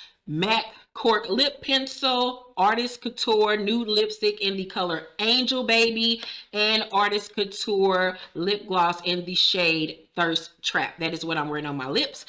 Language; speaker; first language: English; native; English